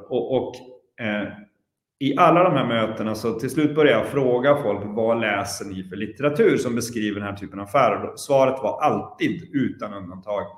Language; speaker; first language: Swedish; native; Swedish